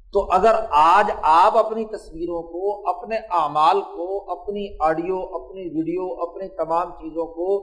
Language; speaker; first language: Urdu; non-native, local second language; Punjabi